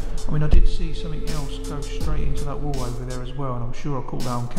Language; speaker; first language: English; native; English